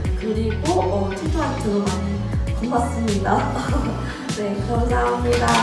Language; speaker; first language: Korean; non-native, fluent; Chinese